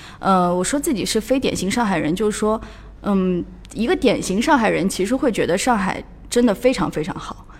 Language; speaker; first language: Chinese; native; Chinese